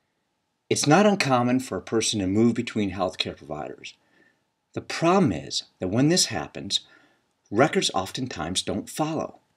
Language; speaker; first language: English; native; English